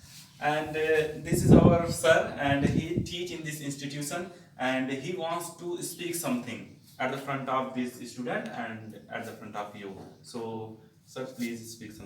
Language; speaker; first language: English; non-native, local second language; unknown